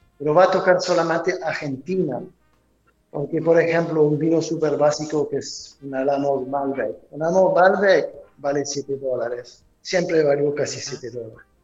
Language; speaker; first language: Spanish; non-native, fluent; French